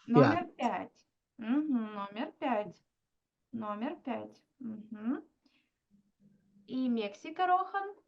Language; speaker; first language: Russian; non-native, fluent; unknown